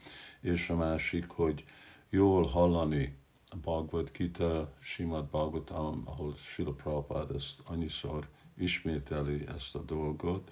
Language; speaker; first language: Hungarian; non-native, fluent; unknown